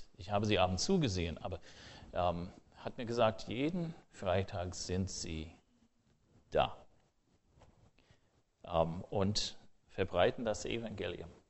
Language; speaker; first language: German; non-native, fluent; English